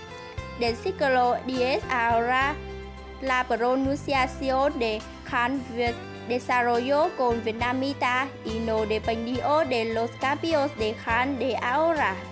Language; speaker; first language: Spanish; non-native, learner; Vietnamese